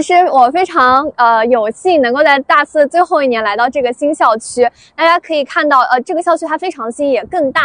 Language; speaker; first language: Chinese; native; Chinese